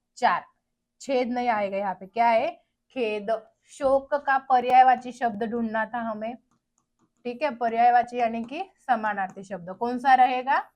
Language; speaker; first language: Hindi; non-native, local second language; Marathi